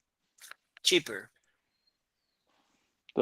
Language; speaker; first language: English; non-native, fluent; Spanish